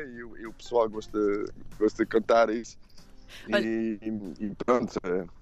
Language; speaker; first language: Portuguese; non-native, fluent; Dutch